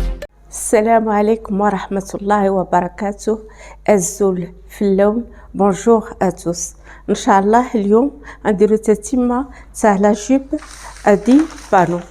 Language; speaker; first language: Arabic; native; Arabic